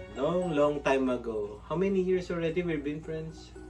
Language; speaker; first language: English; non-native, local second language; Filipino